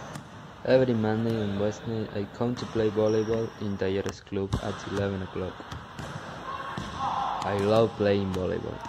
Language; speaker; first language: English; non-native, learner; Spanish